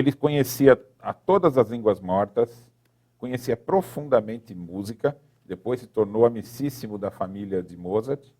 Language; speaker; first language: Portuguese; native; Portuguese